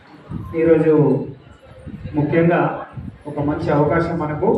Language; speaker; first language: Telugu; native; Telugu